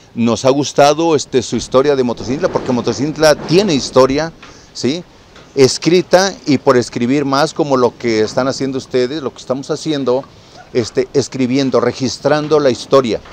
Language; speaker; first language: Spanish; native; Spanish